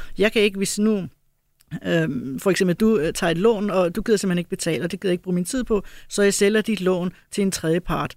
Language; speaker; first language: Danish; early bilingual, other home language; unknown